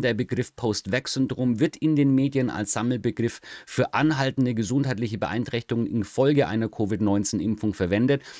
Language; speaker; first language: German; native; German